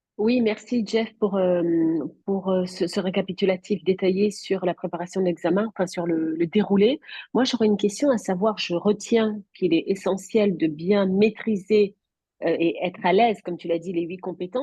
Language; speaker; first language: French; native; French